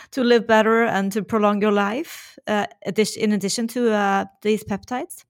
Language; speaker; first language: English; non-native, fluent; Norwegian